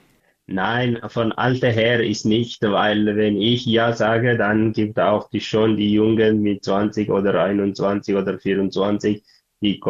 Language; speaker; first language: German; non-native, learner; Tigrinya